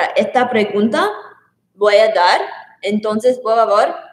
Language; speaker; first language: Spanish; non-native, learner; English